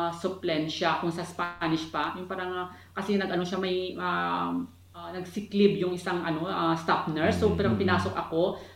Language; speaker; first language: English; non-native, local second language; Hiligaynon